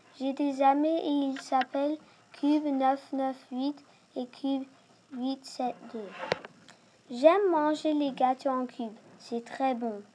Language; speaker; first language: French; early bilingual, other home language; Turkish